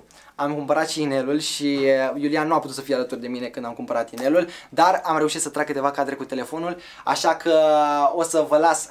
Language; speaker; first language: Romanian; native; Romanian